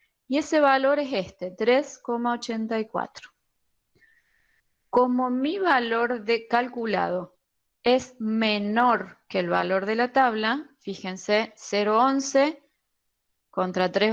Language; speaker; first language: Spanish; native; Spanish